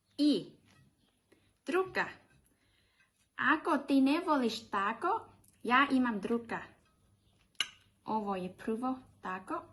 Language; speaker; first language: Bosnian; non-native, learner; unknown